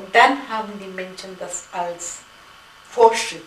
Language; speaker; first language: German; non-native, fluent; Gujarati